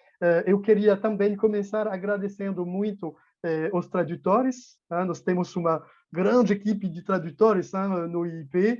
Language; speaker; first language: Portuguese; non-native, fluent; French